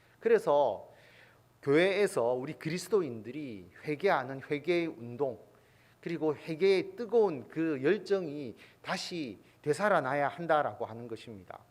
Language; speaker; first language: Korean; native; Korean